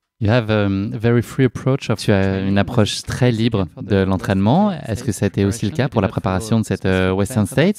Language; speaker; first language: French; native; French